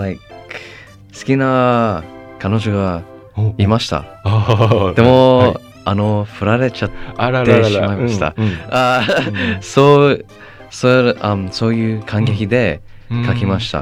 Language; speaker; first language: Japanese; non-native, learner; English